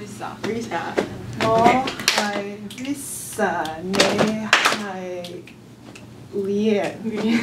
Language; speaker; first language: Cantonese; non-native, learner; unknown